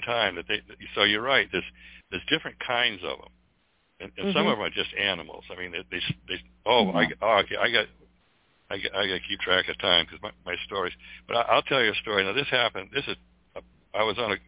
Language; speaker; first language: English; native; English